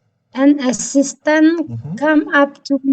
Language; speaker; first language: English; non-native, learner; Indonesian